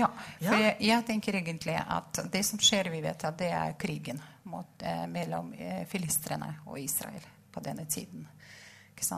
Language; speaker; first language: Norwegian; non-native, fluent; Russian